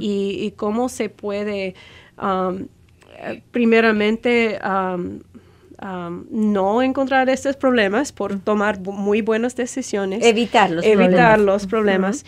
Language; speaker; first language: Spanish; non-native, fluent; English